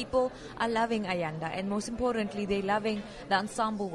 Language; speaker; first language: English; non-native, local second language; Venda